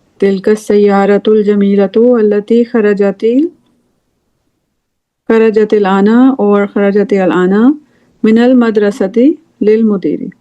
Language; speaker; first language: Arabic; non-native, fluent; English